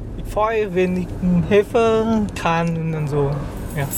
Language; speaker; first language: German; non-native, learner; Vietnamese